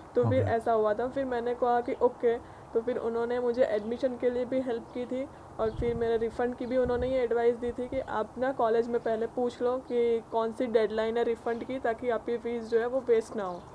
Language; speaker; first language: Hindi; non-native, local second language; Gujarati